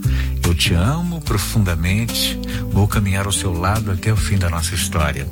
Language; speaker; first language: Portuguese; native; Portuguese